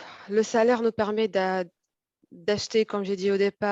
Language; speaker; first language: French; non-native, fluent; Arabic